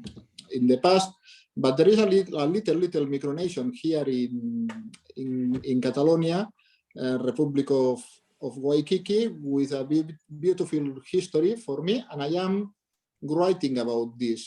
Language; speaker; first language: English; non-native, learner; Catalan